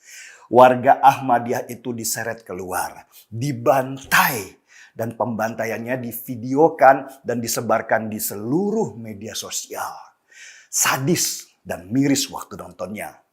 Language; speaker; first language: Indonesian; native; Indonesian